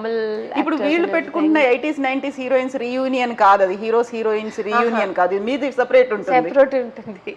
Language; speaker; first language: Telugu; native; Telugu